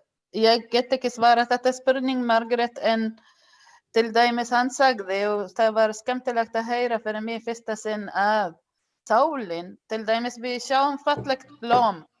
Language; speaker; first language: Icelandic; non-native, learner; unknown